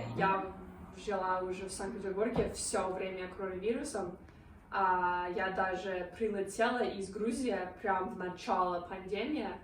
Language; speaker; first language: Russian; non-native, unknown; English